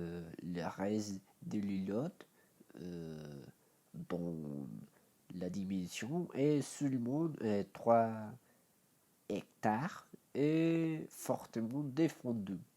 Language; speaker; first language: French; non-native, learner; Spanish